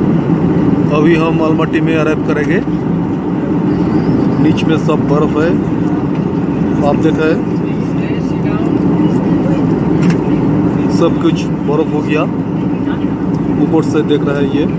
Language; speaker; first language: Hindi; non-native, local second language; Bangla